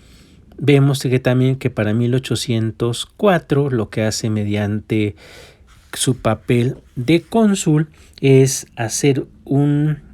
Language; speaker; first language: Spanish; native; Spanish